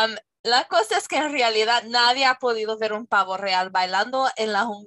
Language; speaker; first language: Spanish; non-native, fluent; English